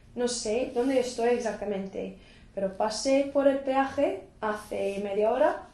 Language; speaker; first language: Spanish; non-native, fluent; English